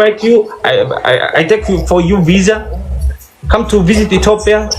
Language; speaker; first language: English; non-native, learner; Oromo